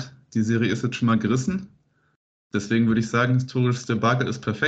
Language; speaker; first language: German; native; German